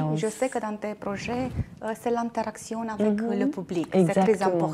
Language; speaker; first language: French; non-native, fluent; Romanian